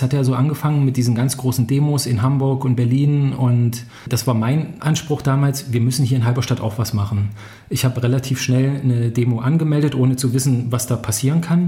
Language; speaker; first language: German; native; German